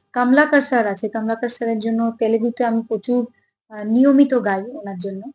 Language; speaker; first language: Bangla; native; Bangla